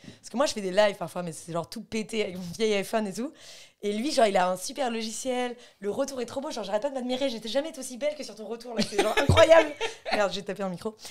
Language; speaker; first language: French; native; French